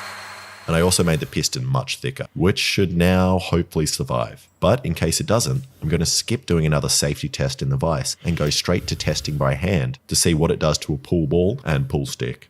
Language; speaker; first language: English; native; English